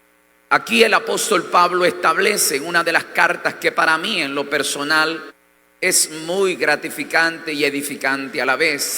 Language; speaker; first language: Spanish; native; Spanish